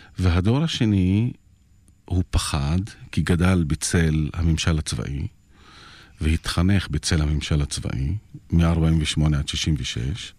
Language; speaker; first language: Hebrew; non-native, local second language; Arabic